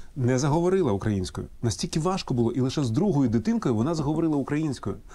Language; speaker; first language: Ukrainian; non-native, local second language; Russian